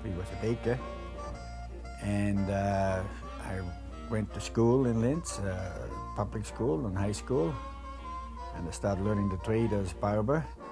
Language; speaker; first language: English; non-native, fluent; German